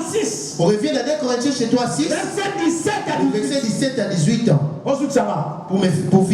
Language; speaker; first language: French; non-native, local second language; Lingala